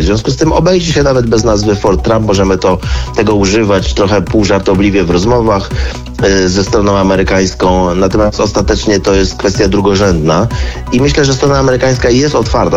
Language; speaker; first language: Polish; native; Polish